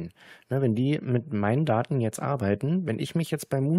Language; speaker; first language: German; native; German